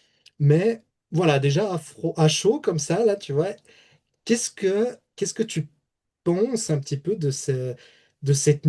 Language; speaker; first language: French; native; French